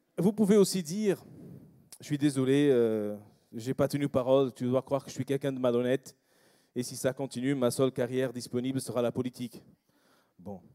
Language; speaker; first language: French; non-native, fluent; English